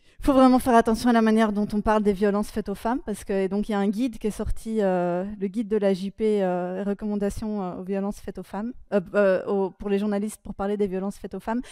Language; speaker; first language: French; native; French